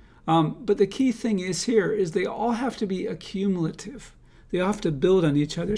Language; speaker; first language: English; native; English